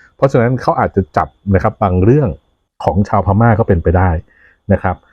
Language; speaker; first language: Thai; native; Thai